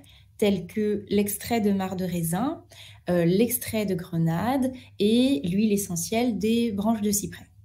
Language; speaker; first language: French; native; French